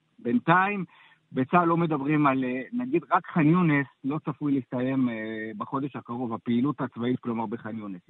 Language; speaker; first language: Hebrew; native; Hebrew